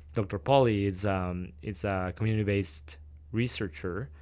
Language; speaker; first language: English; non-native, fluent; Spanish